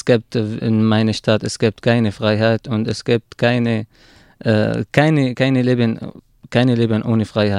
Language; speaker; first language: German; non-native, learner; Arabic